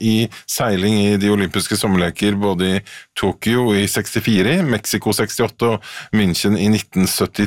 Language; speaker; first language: Norwegian; native; Norwegian